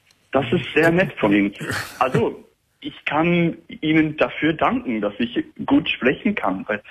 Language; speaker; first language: German; non-native, fluent; English